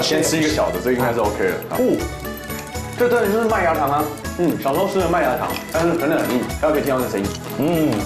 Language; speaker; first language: Chinese; native; Chinese